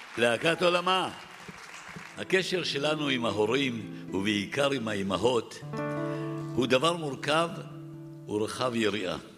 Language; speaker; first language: Hebrew; early bilingual, other home language; Arabic